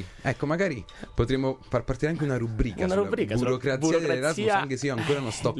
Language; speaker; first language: Italian; native; Italian